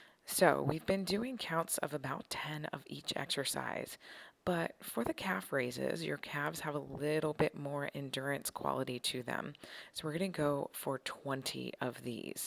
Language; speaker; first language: English; native; English